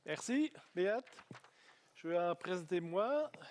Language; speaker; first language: French; non-native, learner; Italian